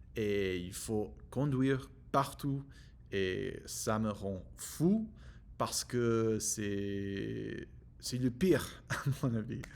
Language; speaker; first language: French; non-native, learner; English